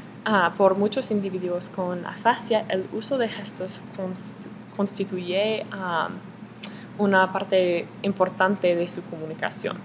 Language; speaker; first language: Spanish; non-native, learner; English